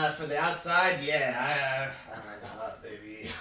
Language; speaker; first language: English; native; English